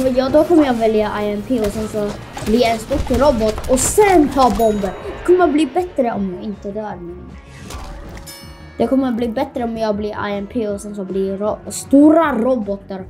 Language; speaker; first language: Swedish; early bilingual, other home language; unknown